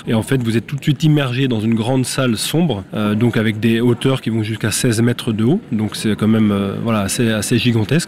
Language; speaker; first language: French; native; French